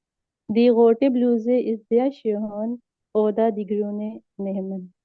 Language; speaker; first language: German; non-native, learner; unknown